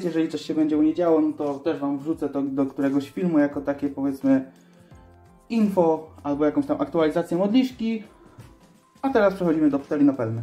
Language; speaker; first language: Polish; native; Polish